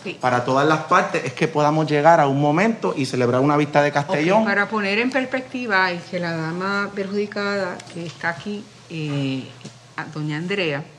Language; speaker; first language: Spanish; native; Spanish